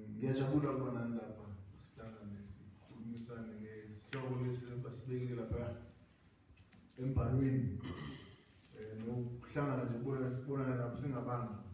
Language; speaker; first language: Zulu; native; Zulu